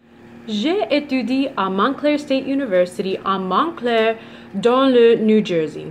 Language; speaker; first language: French; non-native, learner; English